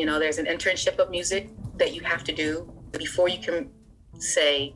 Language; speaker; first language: English; native; English